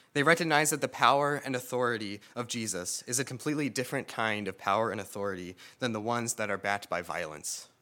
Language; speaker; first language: English; native; English